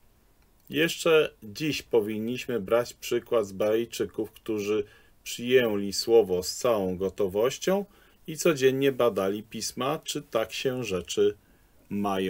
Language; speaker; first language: Polish; native; Polish